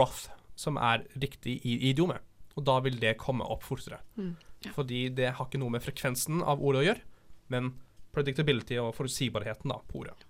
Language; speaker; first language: Norwegian; native; Norwegian